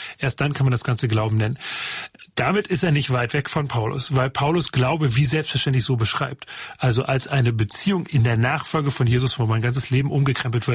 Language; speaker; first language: German; native; German